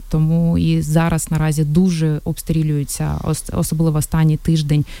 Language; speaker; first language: Ukrainian; non-native, local second language; Russian